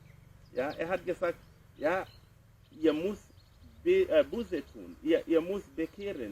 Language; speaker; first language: German; non-native, fluent; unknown